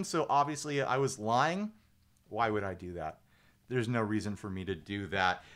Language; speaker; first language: English; native; English